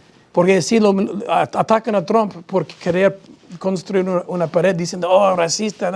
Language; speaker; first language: Spanish; non-native, fluent; English